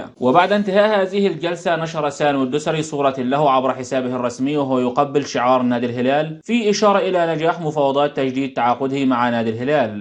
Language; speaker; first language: Arabic; native; Arabic